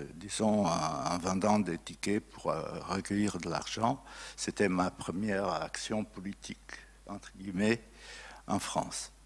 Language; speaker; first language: French; non-native, fluent; Portuguese